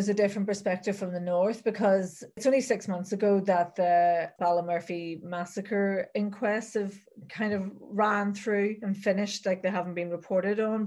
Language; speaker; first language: English; native; English